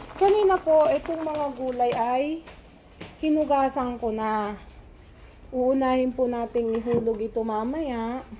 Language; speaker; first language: Filipino; non-native, local second language; Iloko